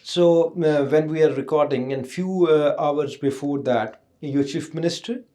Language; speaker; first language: English; non-native, local second language; Punjabi